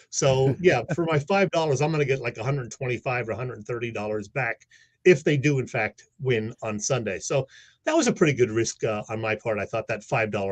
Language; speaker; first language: English; native; English